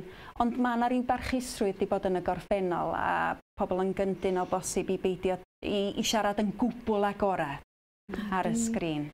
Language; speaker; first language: Welsh; native; Welsh